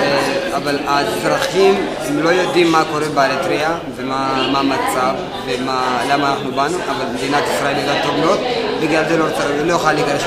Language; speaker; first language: Hebrew; non-native, fluent; Tigrinya